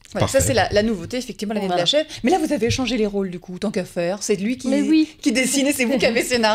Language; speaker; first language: French; native; French